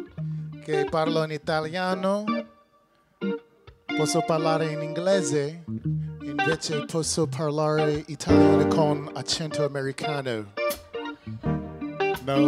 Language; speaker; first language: Italian; non-native, learner; English